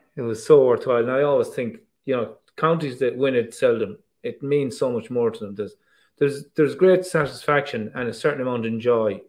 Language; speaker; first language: English; native; English